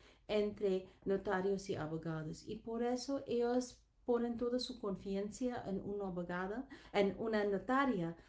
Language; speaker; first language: Spanish; non-native, learner; English